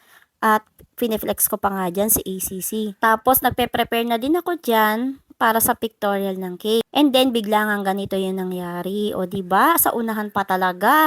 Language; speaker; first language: Filipino; native; Filipino